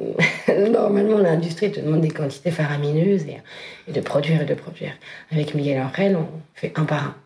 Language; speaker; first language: French; native; French